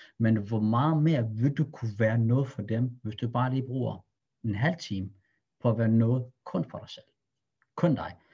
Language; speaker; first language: Danish; early bilingual, other home language; Arabic